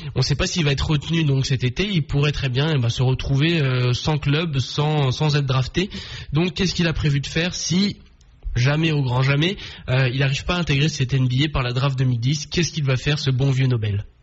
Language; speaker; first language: French; native; French